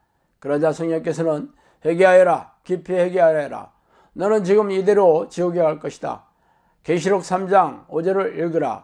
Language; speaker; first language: Korean; native; Korean